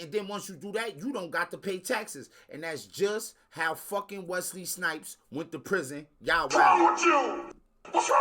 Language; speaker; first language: English; native; English